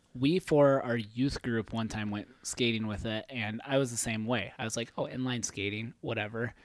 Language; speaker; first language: English; native; English